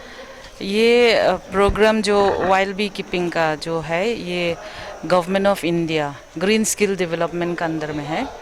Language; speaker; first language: Hindi; non-native, local second language; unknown